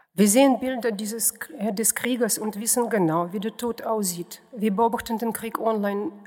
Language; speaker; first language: German; non-native, fluent; Russian